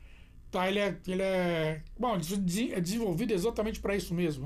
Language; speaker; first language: Portuguese; native; Portuguese